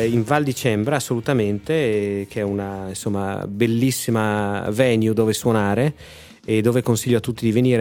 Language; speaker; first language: Italian; native; Italian